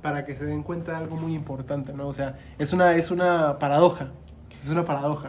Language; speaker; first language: Spanish; native; Spanish